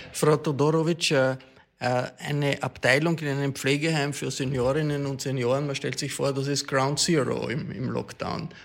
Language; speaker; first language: German; native; German